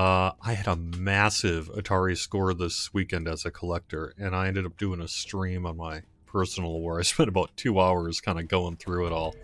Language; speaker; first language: English; native; English